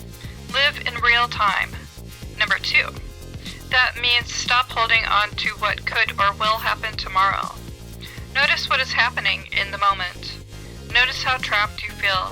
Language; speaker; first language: English; native; English